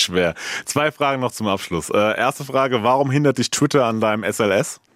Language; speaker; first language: German; native; German